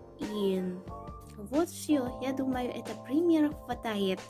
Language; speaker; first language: Russian; non-native, learner; Swahili